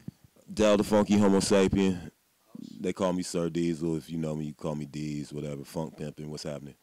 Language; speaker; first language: English; native; English